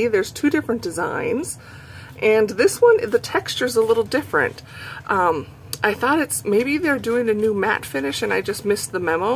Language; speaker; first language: English; native; English